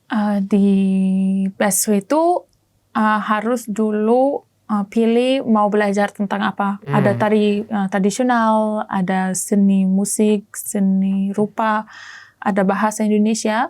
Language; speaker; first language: Indonesian; non-native, learner; German